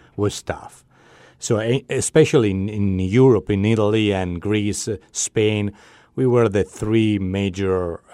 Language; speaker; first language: English; non-native, fluent; Italian